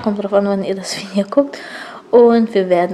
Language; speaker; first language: German; native; German